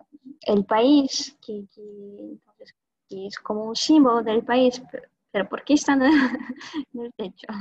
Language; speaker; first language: Spanish; non-native, fluent; Russian